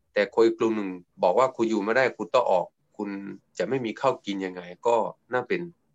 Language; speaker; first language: Thai; non-native, local second language; S'gaw Karen